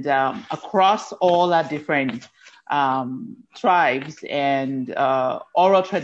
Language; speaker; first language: English; non-native, local second language; Yoruba